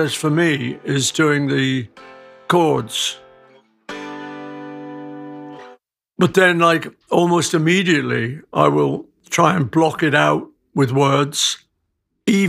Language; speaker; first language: English; native; English